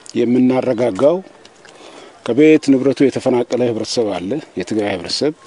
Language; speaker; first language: Amharic; non-native, local second language; Oromo